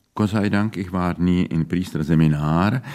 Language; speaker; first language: German; non-native, fluent; Czech